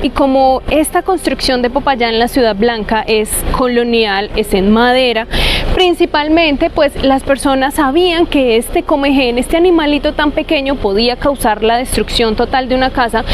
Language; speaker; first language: Spanish; native; Spanish